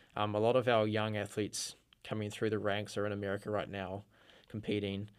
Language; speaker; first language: English; native; English